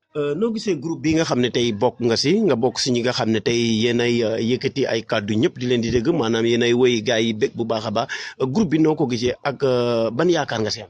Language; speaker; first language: Wolof; non-native, local second language; Serer